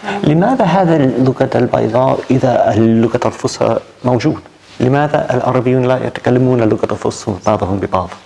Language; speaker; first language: Arabic; non-native, learner; English